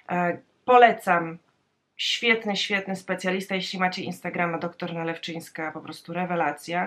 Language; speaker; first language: Polish; native; Polish